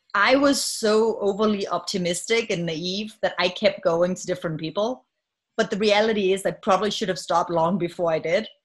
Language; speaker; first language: English; non-native, fluent; Danish